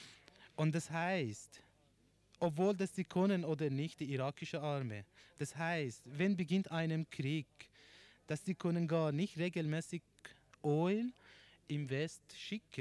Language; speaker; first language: German; non-native, learner; Persian